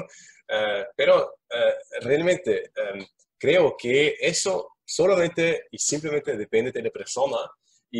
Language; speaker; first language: Spanish; non-native, learner; German